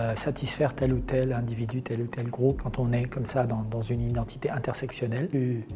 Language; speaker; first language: French; non-native, local second language; Arabic